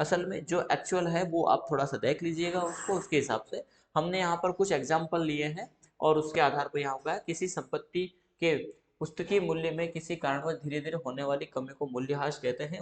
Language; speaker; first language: Hindi; native; Hindi